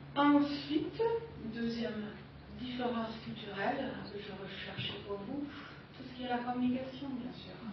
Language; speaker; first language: French; non-native, fluent; German